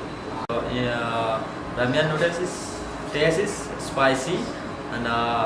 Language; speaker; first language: English; non-native, learner; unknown